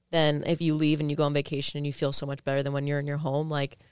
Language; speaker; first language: English; early bilingual, other home language; Greek